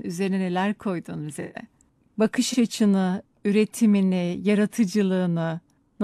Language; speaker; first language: Turkish; native; Turkish